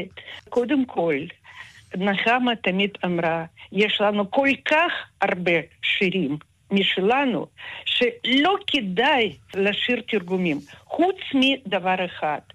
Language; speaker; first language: Hebrew; non-native, fluent; Russian